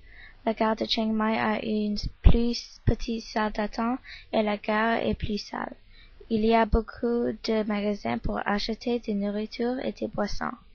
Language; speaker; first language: French; non-native, learner; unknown